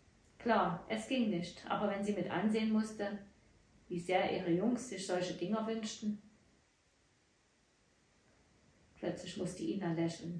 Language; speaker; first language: German; native; German